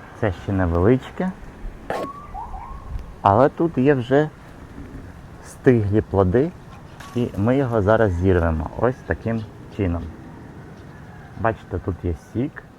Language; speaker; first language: Ukrainian; native; Ukrainian